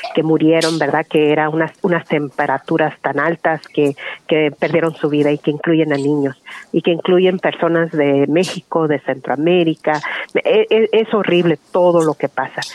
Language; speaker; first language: Spanish; early bilingual, heritage; Spanish